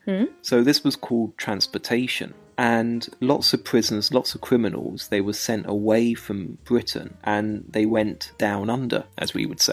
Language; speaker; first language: English; native; English